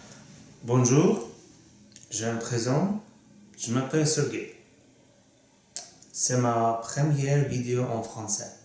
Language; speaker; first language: French; non-native, learner; Russian